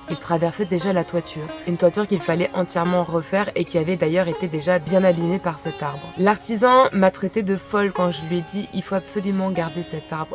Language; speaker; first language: French; native; French